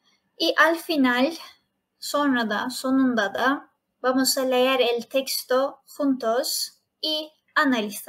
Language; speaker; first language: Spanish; non-native, fluent; Turkish